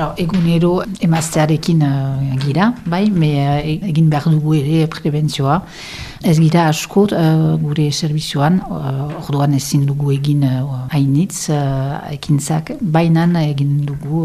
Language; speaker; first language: Basque; non-native, local second language; French